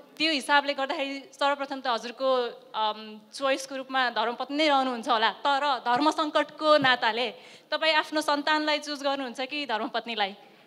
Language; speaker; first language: Nepali; early bilingual, heritage; Nepali